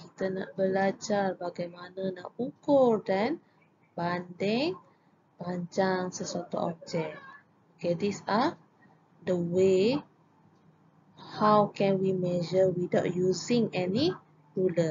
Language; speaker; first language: English; non-native, local second language; Malay